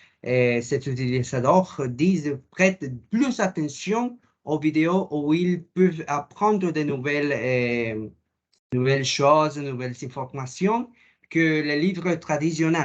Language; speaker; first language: French; non-native, learner; Spanish